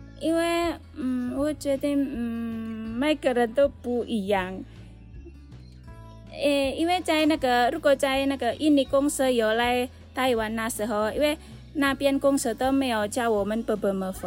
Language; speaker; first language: Chinese; non-native, learner; Indonesian